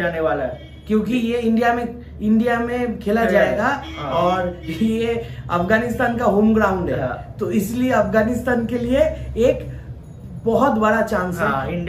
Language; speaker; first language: Hindi; non-native, local second language; Bangla